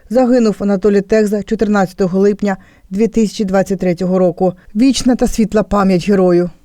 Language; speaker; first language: Ukrainian; native; Ukrainian